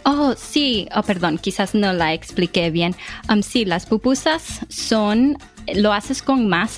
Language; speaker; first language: Spanish; early bilingual, heritage; Spanish